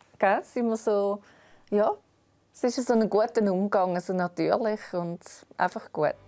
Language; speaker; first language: German; native; German